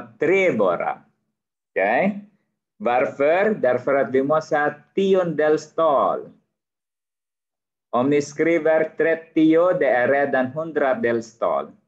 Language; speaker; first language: Swedish; non-native, fluent; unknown